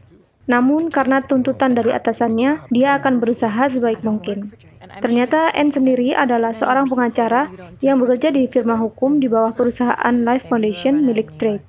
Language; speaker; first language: Indonesian; native; Indonesian